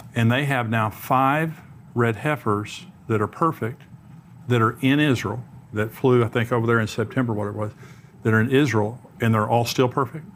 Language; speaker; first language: English; native; English